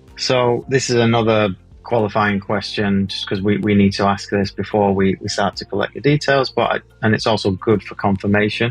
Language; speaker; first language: English; native; English